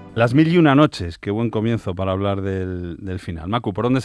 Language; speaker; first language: Spanish; native; Spanish